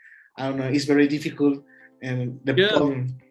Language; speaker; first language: English; non-native, learner; Spanish